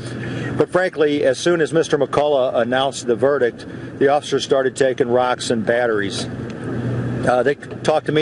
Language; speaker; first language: English; native; English